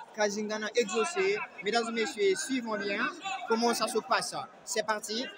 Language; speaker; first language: French; non-native, local second language; Lingala